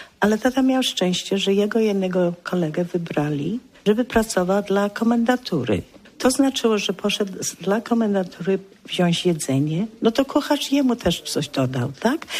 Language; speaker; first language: Polish; early bilingual, heritage; Polish